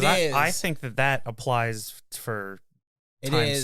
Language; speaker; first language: English; native; English